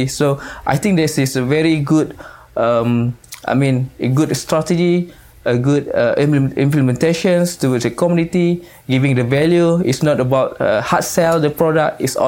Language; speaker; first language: English; non-native, local second language; Malay